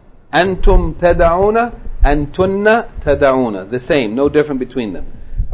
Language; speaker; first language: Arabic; non-native, fluent; English